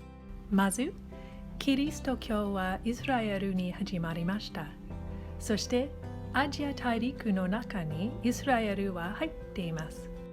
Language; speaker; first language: Japanese; non-native, learner; English